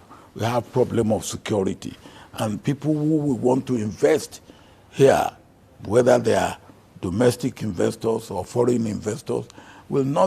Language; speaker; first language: English; non-native, local second language; Yoruba